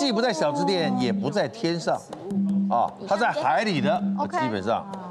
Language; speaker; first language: Chinese; native; Chinese